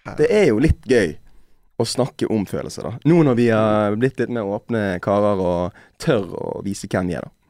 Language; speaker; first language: Norwegian; native; Norwegian